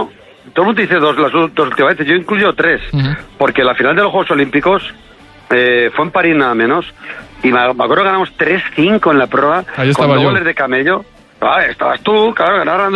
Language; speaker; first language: Spanish; native; Spanish